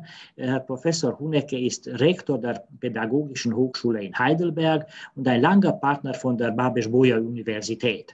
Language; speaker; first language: German; non-native, fluent; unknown